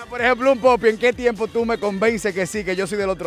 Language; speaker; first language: Spanish; native; Spanish